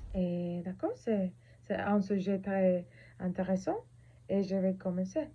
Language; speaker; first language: French; non-native, learner; Spanish